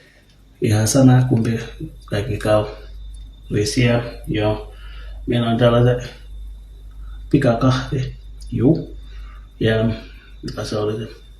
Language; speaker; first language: Finnish; non-native, learner; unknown